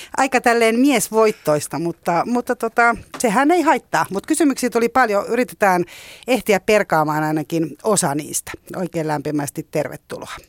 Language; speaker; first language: Finnish; native; Finnish